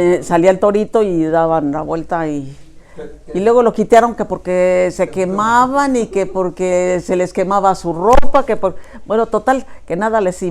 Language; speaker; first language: Spanish; native; Spanish